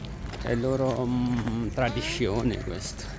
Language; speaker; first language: Italian; non-native, learner; Filipino